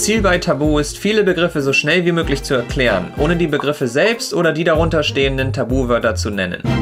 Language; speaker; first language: German; native; German